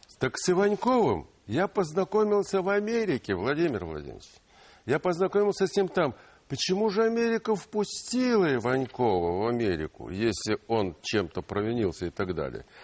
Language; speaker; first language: Russian; non-native, local second language; Ukrainian